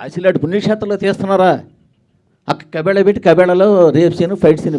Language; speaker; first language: Telugu; native; Telugu